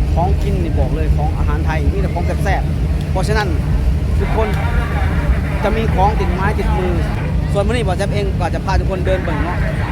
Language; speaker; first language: Thai; native; Thai